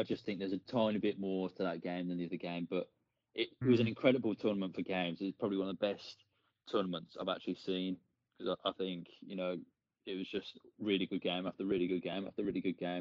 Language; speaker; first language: English; native; English